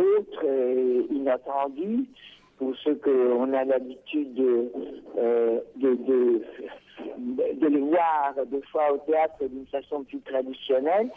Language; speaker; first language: French; non-native, fluent; Spanish